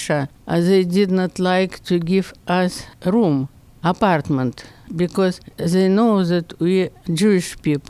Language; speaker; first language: English; non-native, learner; Russian